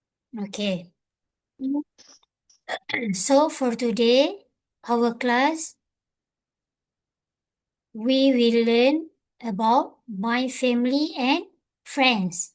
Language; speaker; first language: English; non-native, local second language; Malay